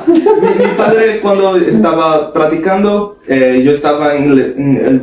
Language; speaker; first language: Spanish; non-native, learner; Portuguese